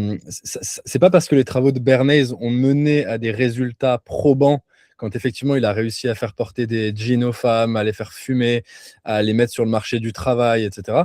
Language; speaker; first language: French; native; French